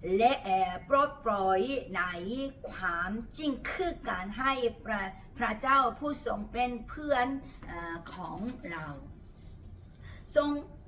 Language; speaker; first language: Thai; non-native, fluent; Korean